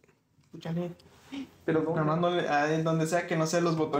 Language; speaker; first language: Spanish; native; Spanish